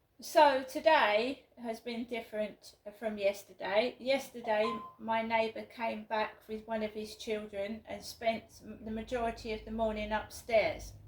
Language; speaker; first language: English; native; English